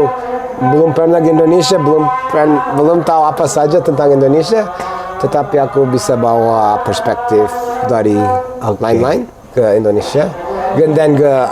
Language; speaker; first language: Indonesian; non-native, fluent; English